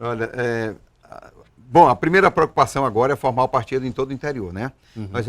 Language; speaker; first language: Portuguese; native; Portuguese